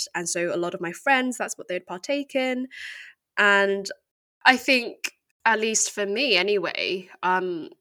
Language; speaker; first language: English; native; English